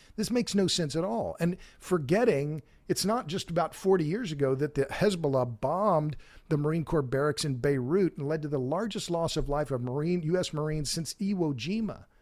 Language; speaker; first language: English; native; English